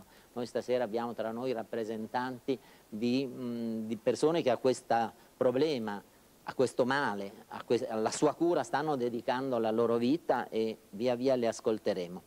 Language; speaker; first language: Italian; native; Italian